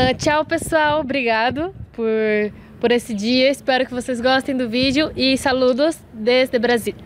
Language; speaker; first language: Spanish; non-native, learner; Portuguese